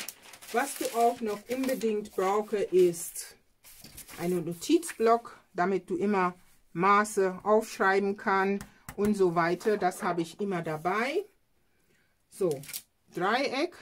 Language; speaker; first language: German; non-native, fluent; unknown